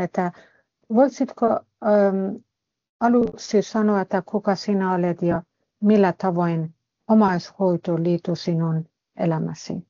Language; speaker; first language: Finnish; non-native, fluent; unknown